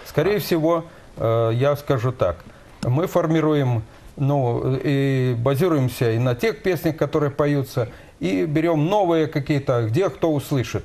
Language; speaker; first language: Russian; native; Russian